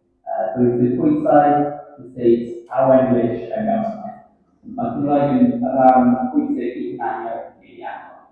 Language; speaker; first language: Welsh; non-native, learner; English